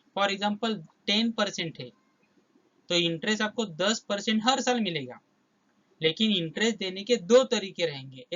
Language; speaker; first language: Hindi; non-native, local second language; Marathi